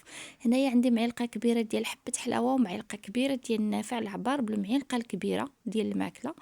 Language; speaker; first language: Arabic; native; Arabic